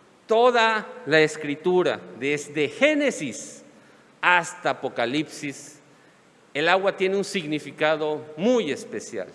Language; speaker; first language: Spanish; native; Spanish